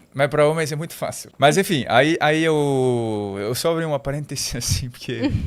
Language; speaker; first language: Portuguese; non-native, fluent; French